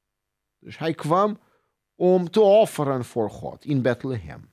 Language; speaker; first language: Dutch; non-native, fluent; Portuguese